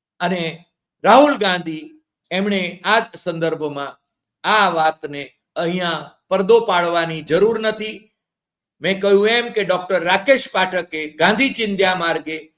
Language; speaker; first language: Gujarati; native; Gujarati